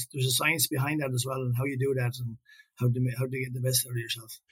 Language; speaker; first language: English; native; English